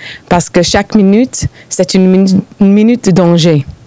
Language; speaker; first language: French; non-native, fluent; English